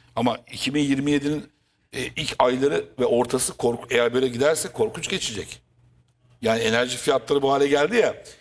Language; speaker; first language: Turkish; native; Turkish